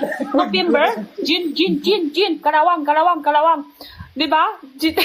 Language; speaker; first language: Filipino; non-native, learner; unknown